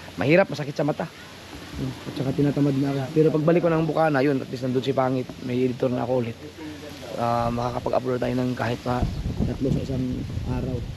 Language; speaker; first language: Filipino; non-native, local second language; Cebuano